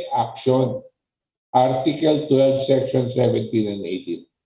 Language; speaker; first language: English; non-native, local second language; Filipino